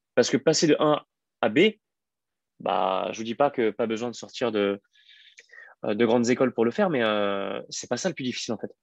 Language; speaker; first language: French; native; French